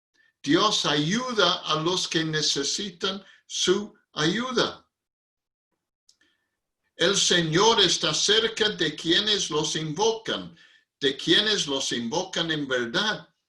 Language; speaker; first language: Spanish; non-native, fluent; English